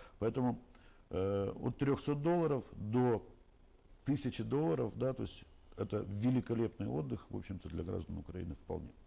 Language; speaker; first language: Russian; native; Russian